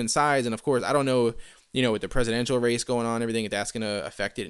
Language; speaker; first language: English; native; English